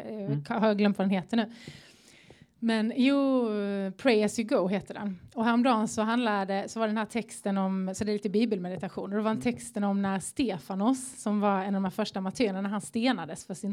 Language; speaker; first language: Swedish; native; Swedish